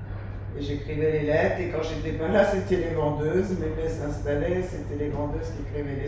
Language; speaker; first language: French; native; French